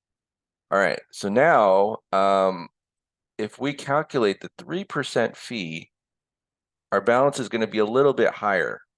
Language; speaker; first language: English; early bilingual, other home language; Korean